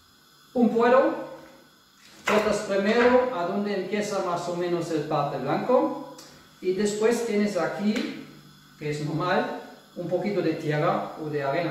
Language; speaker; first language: Spanish; non-native, fluent; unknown